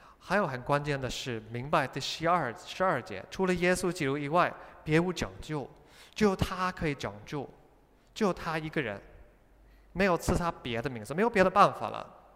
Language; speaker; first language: Chinese; non-native, fluent; English